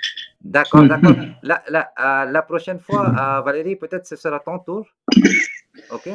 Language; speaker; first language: French; non-native, fluent; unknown